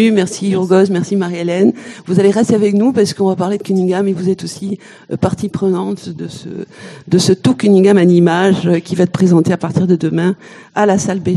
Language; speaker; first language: French; native; French